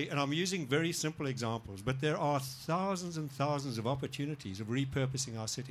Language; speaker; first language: English; native; English